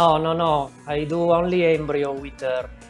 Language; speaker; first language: English; non-native, learner; Italian